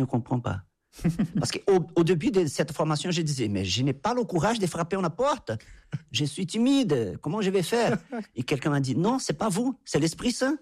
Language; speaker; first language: French; non-native, fluent; Portuguese